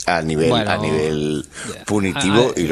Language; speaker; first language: Spanish; native; Spanish